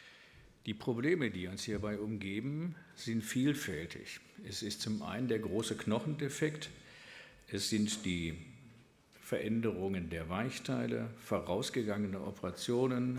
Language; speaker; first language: German; native; German